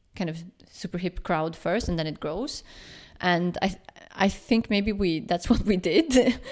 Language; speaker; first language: English; non-native, fluent; Swedish